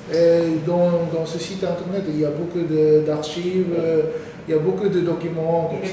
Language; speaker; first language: French; non-native, learner; Korean